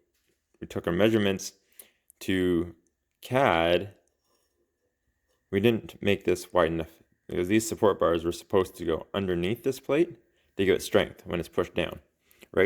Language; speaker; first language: English; native; English